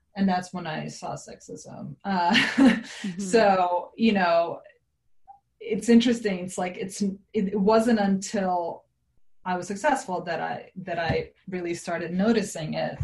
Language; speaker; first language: English; non-native, fluent; Serbian